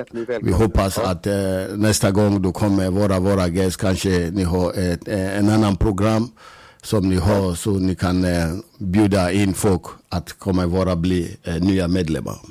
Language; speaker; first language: Swedish; non-native, fluent; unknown